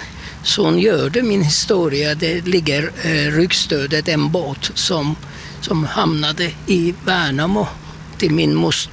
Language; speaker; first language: Swedish; non-native, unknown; Turkish